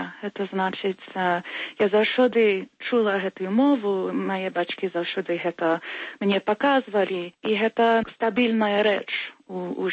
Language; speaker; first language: Belarusian; early bilingual, heritage; Belarusian